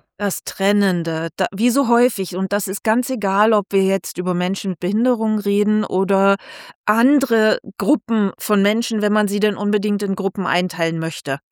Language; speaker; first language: German; native; German